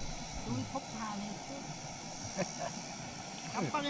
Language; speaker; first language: Korean; non-native, learner; Khmer